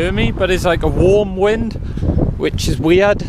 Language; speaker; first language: English; native; English